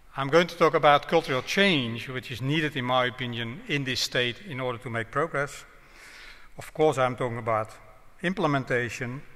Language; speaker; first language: English; non-native, fluent; Dutch